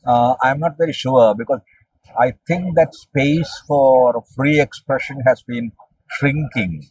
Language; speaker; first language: English; non-native, local second language; Malayalam